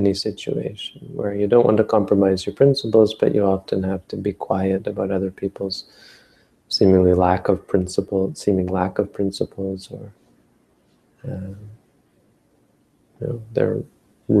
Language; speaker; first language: English; native; English